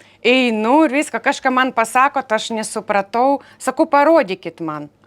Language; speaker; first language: Lithuanian; non-native, learner; Ukrainian